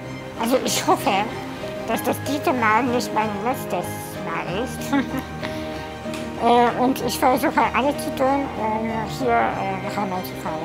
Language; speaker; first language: German; non-native, fluent; Polish